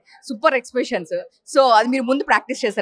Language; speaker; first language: Telugu; native; Telugu